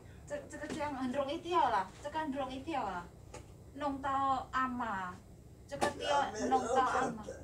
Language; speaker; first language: Chinese; non-native, learner; Indonesian